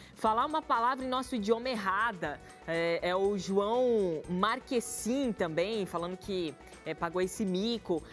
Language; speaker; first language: Portuguese; native; Portuguese